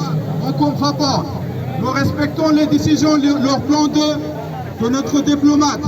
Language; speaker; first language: French; non-native, fluent; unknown